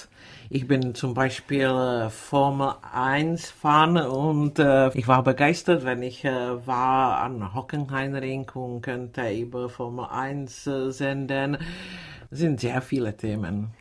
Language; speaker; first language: German; non-native, fluent; Czech